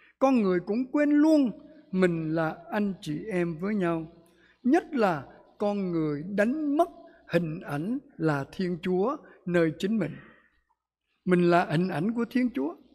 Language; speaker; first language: Vietnamese; native; Vietnamese